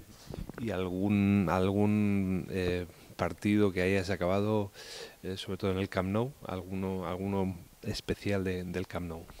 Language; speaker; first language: Spanish; native; Spanish